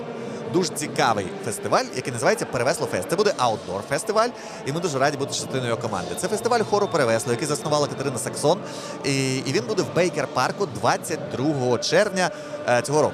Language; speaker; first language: Ukrainian; native; Ukrainian